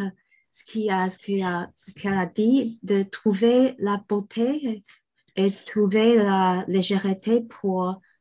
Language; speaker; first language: French; non-native, fluent; Chinese